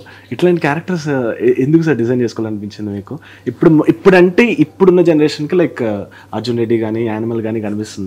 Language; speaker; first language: Telugu; native; Telugu